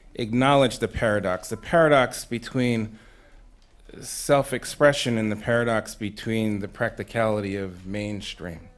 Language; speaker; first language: English; native; English